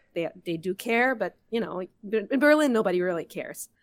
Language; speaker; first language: English; non-native, fluent; German